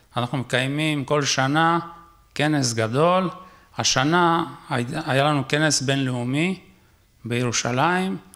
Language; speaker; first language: Hebrew; native; Hebrew